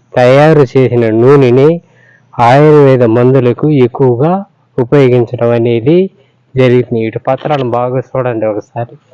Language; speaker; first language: Telugu; non-native, local second language; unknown